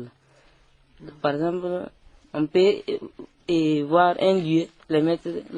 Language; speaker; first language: French; non-native, local second language; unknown